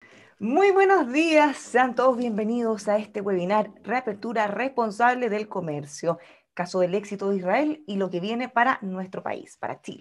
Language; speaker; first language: Spanish; native; Spanish